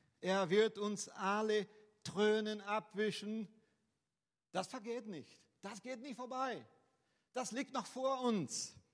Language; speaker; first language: German; non-native, fluent; Portuguese